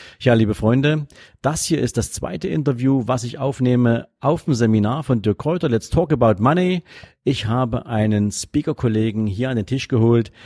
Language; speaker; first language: German; native; German